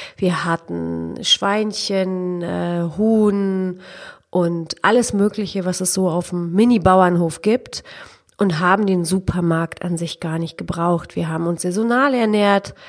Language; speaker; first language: German; early bilingual, other home language; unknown